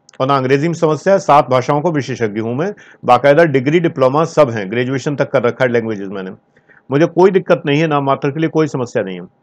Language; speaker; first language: Hindi; native; Hindi